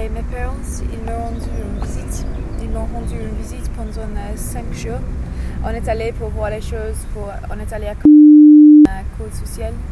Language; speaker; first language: French; non-native, learner; English